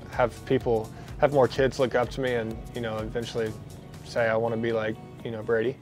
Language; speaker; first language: English; native; English